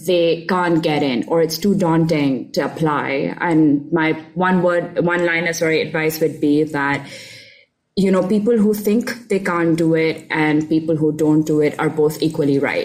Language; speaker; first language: English; non-native, local second language; Urdu